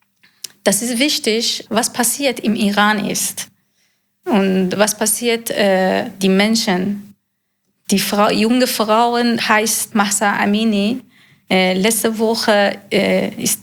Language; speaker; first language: German; non-native, learner; Persian